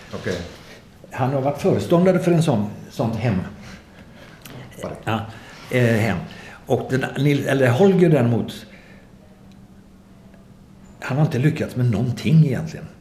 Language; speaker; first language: Swedish; native; Swedish